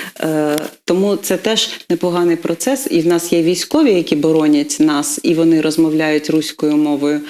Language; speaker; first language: Ukrainian; non-native, local second language; Russian